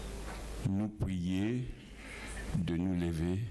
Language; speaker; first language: French; non-native, local second language; Ghomala